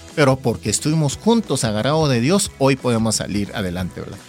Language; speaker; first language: Spanish; non-native, fluent; Korean